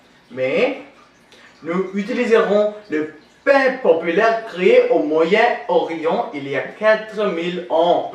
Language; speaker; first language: French; non-native, learner; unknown